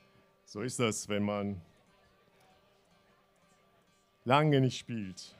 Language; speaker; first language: German; non-native, fluent; Turkish